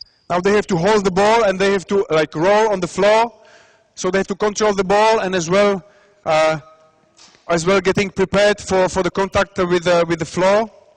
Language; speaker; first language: English; non-native, fluent; Czech